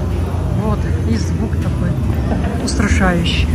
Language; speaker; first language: Russian; native; Russian